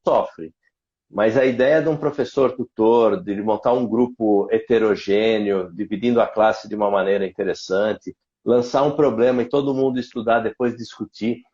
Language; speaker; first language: Portuguese; native; Portuguese